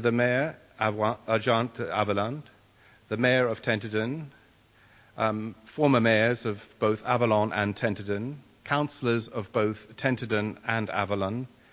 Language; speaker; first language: English; native; English